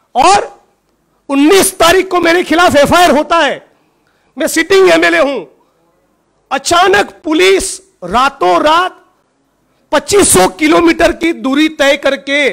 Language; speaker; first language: Hindi; non-native, local second language; Gujarati